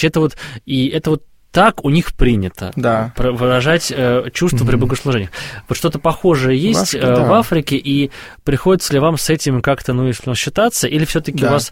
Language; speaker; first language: Russian; native; Russian